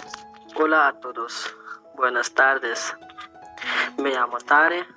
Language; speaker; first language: Spanish; non-native, learner; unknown